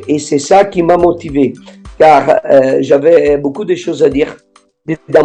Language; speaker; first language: French; non-native, fluent; Italian